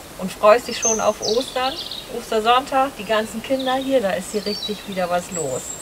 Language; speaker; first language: German; native; German